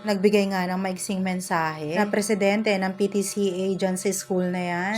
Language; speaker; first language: Filipino; native; Filipino